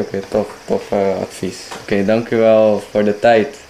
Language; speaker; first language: Dutch; non-native, fluent; Indonesian